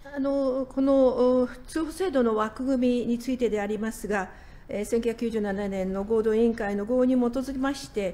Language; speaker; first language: Japanese; native; Japanese